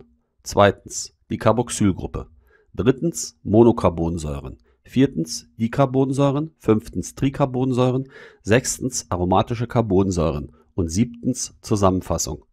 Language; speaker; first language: German; native; German